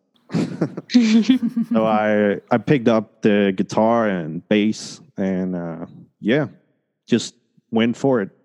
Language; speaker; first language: English; early bilingual, other home language; Spanish